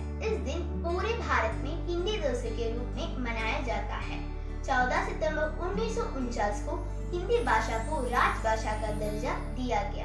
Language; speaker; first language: Hindi; non-native, local second language; Malayalam